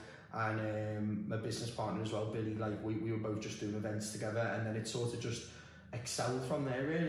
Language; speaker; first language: English; native; English